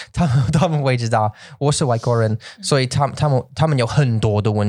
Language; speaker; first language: Chinese; non-native, learner; English